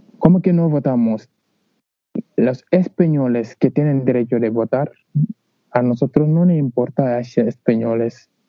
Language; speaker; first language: Spanish; non-native, learner; Wolof